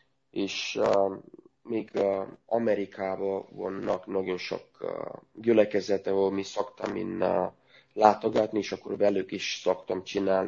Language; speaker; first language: Hungarian; non-native, learner; Romanian